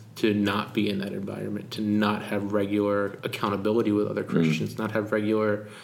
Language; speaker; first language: English; native; English